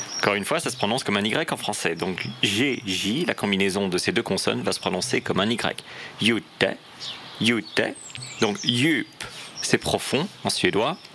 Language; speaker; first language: French; native; French